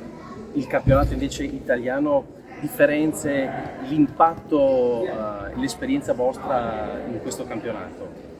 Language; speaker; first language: Italian; native; Italian